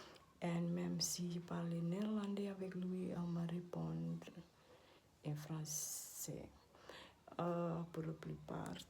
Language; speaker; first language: French; non-native, learner; Dutch